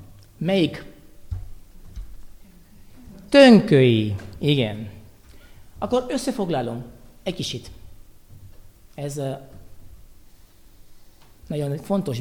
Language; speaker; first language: Hungarian; non-native, learner; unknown